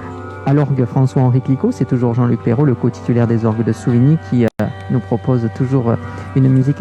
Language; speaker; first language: French; native; French